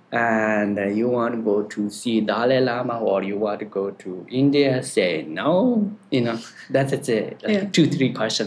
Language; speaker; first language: English; non-native, learner; Tibetan